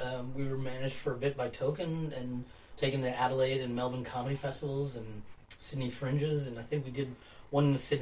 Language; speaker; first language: English; native; English